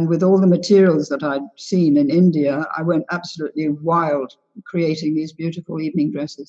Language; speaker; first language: English; native; English